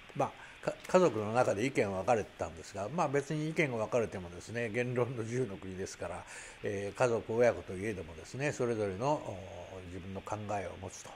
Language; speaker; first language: Japanese; native; Japanese